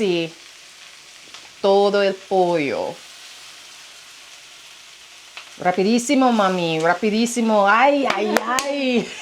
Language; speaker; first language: Spanish; non-native, learner; English